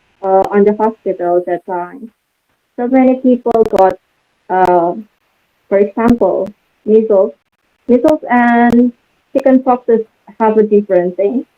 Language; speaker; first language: English; non-native, learner; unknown